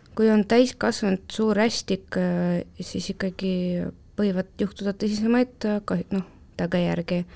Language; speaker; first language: Estonian; non-native, local second language; Russian